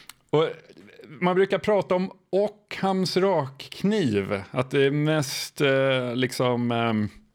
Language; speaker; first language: Swedish; native; Swedish